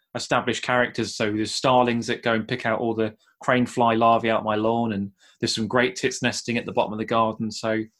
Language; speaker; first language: English; native; English